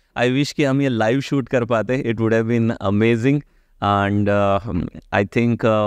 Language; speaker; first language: Hindi; native; Hindi